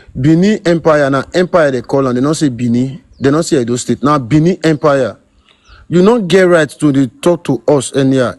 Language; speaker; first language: Nigerian Pidgin; non-native, local second language; Bini